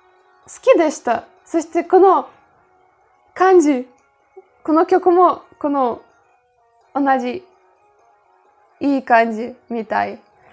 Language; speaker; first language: Japanese; non-native, fluent; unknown